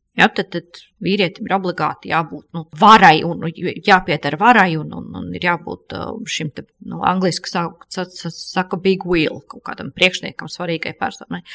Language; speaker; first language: Latvian; native; Latvian